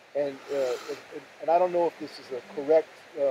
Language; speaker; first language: English; native; English